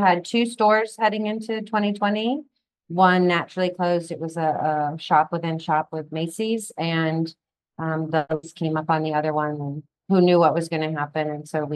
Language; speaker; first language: English; native; English